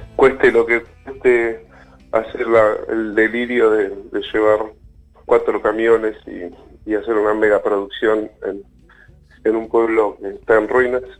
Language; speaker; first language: Spanish; native; Spanish